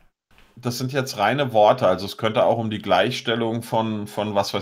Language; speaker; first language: German; native; German